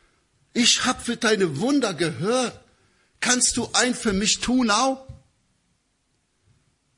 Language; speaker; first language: German; non-native, learner; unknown